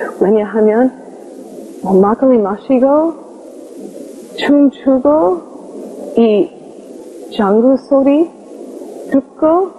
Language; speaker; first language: Korean; non-native, learner; English